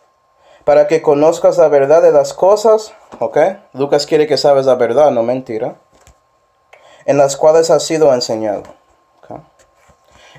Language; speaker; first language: Spanish; non-native, fluent; English